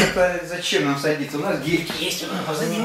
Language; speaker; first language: Russian; native; Russian